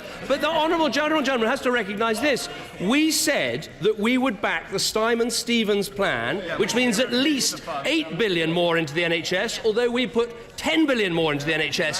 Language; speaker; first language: English; native; English